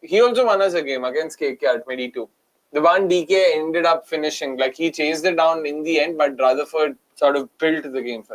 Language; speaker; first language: English; non-native, local second language; Hindi